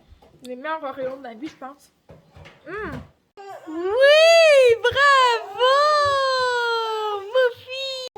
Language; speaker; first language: French; native; French